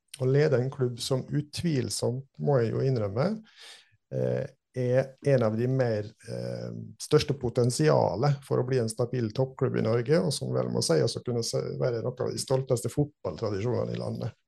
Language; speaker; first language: Norwegian; native; Norwegian